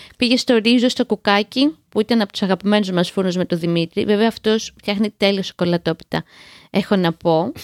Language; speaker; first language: Greek; native; Greek